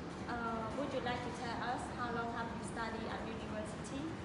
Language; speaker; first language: English; non-native, learner; Khmer